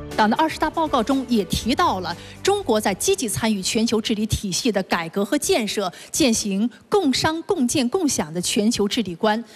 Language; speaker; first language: Chinese; native; Chinese